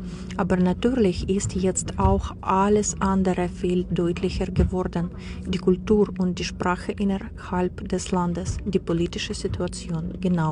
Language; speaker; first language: German; non-native, fluent; Ukrainian